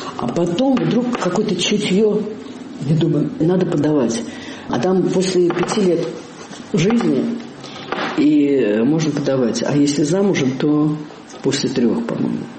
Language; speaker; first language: Russian; native; Russian